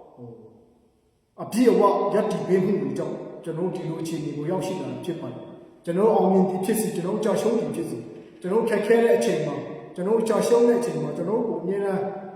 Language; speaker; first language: Burmese; non-native, local second language; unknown